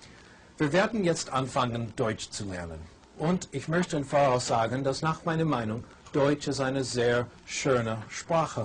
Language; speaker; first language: German; non-native, fluent; English